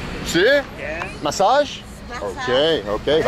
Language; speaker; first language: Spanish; non-native, learner; English